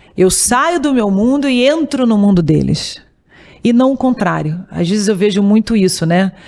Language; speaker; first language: Portuguese; native; Portuguese